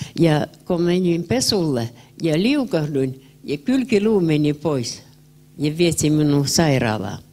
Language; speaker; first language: Finnish; early bilingual, heritage; Finnish